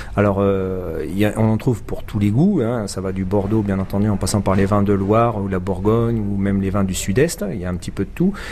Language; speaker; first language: French; native; French